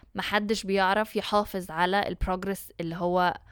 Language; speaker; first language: Arabic; early bilingual, heritage; Arabic